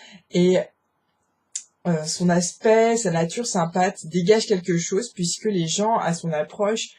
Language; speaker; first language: French; native; French